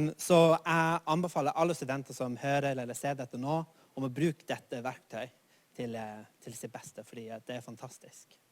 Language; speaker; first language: Norwegian; non-native, fluent; English